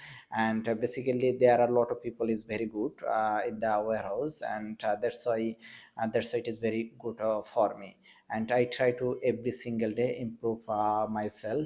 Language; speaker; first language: English; non-native, learner; Bangla